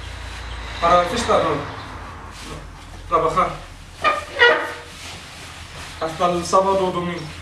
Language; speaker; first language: Spanish; non-native, local second language; Arabic